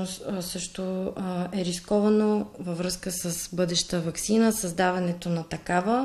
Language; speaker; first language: Bulgarian; native; Bulgarian